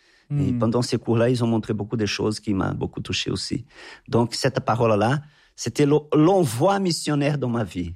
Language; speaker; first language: French; non-native, fluent; Portuguese